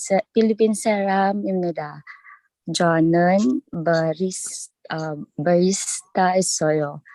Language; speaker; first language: Korean; non-native, learner; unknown